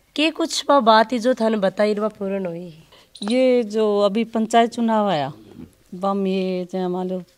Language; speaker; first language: Hindi; native; Hindi